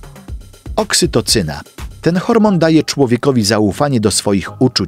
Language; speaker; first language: Polish; native; Polish